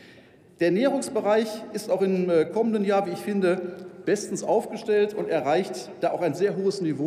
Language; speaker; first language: German; native; German